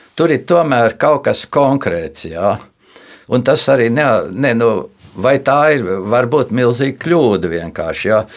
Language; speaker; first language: Latvian; native; Latvian